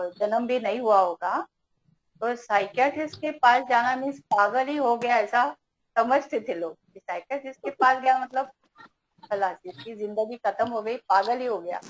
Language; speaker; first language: Hindi; native; Hindi